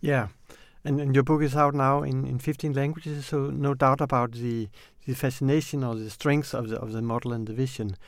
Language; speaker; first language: English; non-native, fluent; Danish